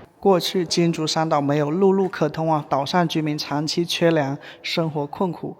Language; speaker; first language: Chinese; native; Chinese